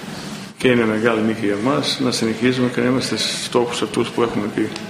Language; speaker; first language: Greek; non-native, fluent; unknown